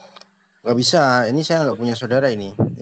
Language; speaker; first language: Indonesian; native; Indonesian